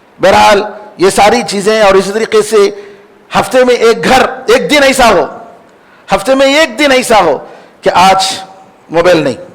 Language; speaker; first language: Urdu; native; Urdu